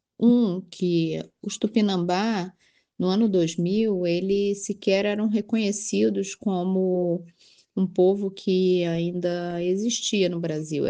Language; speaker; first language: Portuguese; native; Portuguese